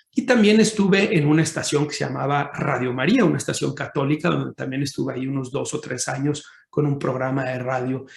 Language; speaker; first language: Spanish; native; Spanish